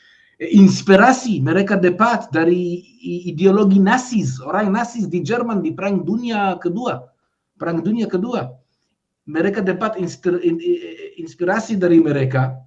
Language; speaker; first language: Indonesian; non-native, fluent; Hebrew